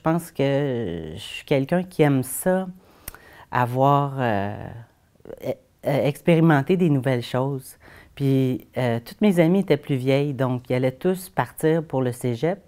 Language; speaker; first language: French; native; French